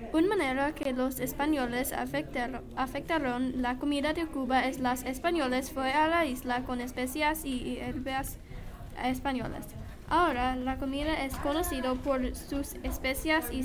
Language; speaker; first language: Spanish; non-native, learner; English